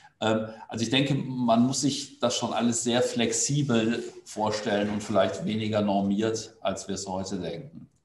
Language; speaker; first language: German; native; German